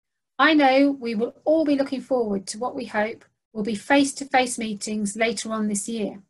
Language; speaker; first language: English; native; English